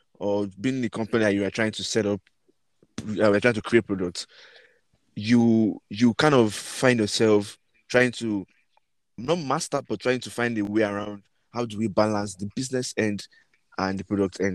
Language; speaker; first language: English; non-native, local second language; Yoruba